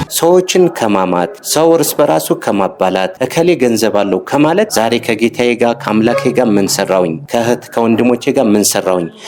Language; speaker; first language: Amharic; non-native, local second language; Sebat Bet Gurage